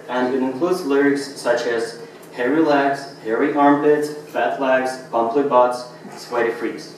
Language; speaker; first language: English; non-native, fluent; Russian